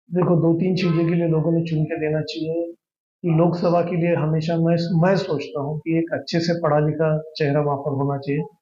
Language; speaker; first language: Hindi; non-native, local second language; Marathi